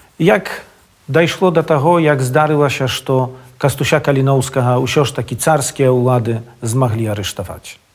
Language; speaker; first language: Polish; non-native, local second language; Belarusian